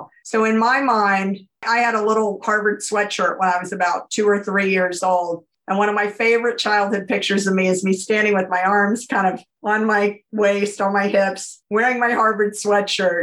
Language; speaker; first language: English; native; English